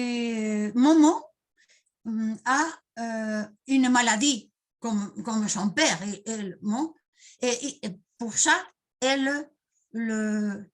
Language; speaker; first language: French; non-native, fluent; Spanish